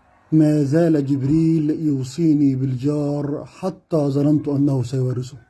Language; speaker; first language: Arabic; native; Arabic